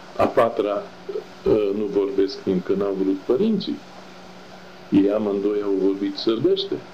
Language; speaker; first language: Romanian; non-native, local second language; German